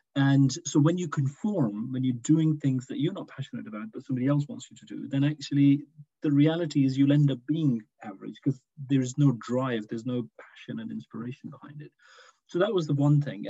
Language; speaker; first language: English; non-native, local second language; Urdu